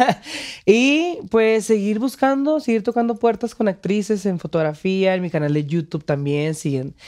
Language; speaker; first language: Spanish; native; Spanish